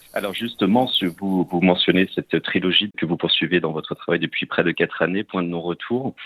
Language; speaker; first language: French; native; French